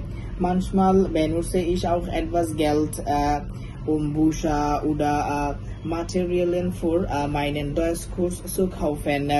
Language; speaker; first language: German; non-native, learner; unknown